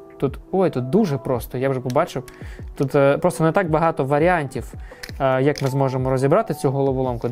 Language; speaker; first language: Ukrainian; non-native, local second language; Russian